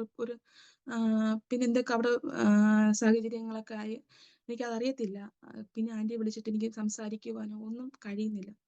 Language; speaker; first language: Malayalam; native; Malayalam